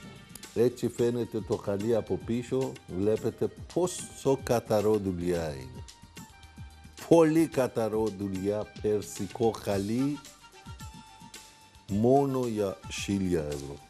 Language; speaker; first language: Greek; non-native, learner; Persian